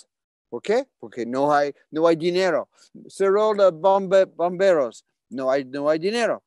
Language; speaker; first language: Spanish; non-native, fluent; English